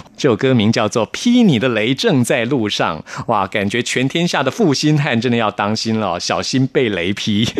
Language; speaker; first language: Chinese; native; Chinese